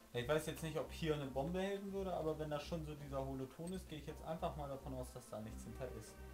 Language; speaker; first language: German; native; German